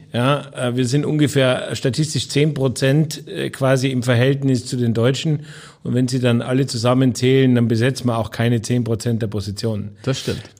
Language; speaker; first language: German; native; German